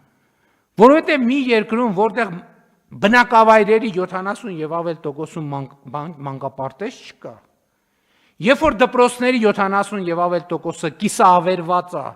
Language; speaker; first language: Armenian; native; Armenian